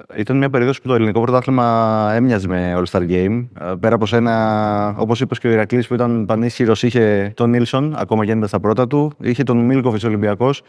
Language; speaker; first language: Greek; native; Greek